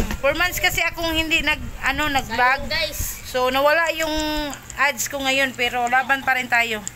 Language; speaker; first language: Filipino; non-native, local second language; Cebuano